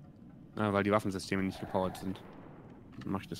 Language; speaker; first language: German; native; German